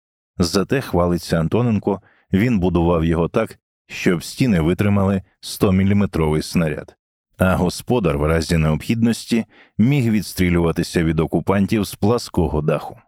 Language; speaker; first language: Ukrainian; native; Ukrainian